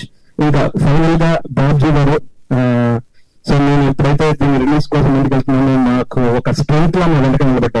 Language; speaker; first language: Telugu; native; Telugu